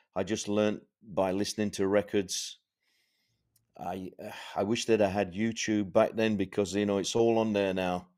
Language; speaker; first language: English; native; English